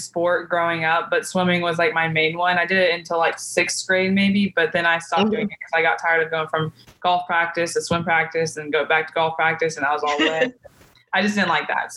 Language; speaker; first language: English; native; English